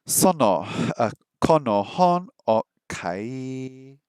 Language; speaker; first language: Japanese; non-native, learner; English